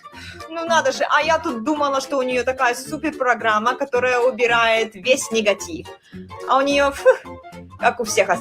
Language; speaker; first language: Russian; native; Russian